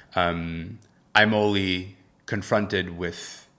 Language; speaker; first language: English; early bilingual, other home language; Arabic